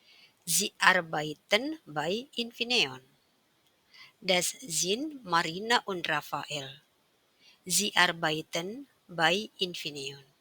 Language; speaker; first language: German; non-native, fluent; Indonesian